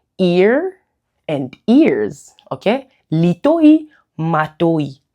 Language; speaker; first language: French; non-native, local second language; Lingala